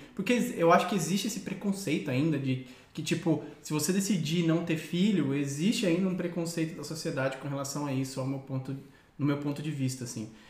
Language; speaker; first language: Portuguese; native; Portuguese